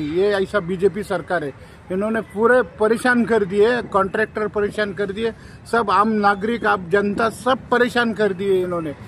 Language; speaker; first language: Hindi; non-native, local second language; Marathi